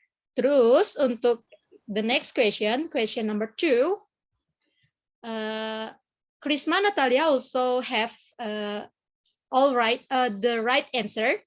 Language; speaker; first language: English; non-native, learner; Indonesian